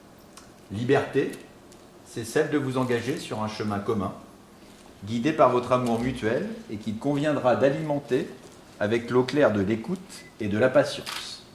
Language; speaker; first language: French; native; French